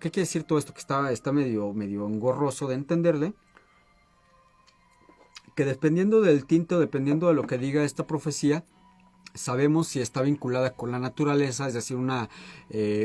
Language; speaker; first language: Spanish; native; Spanish